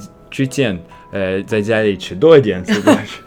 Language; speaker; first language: Chinese; non-native, learner; English